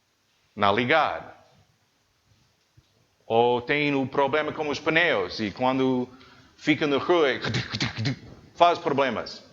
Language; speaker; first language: Portuguese; non-native, learner; English